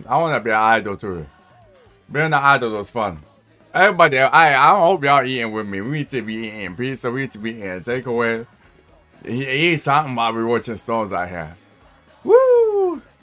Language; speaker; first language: English; native; English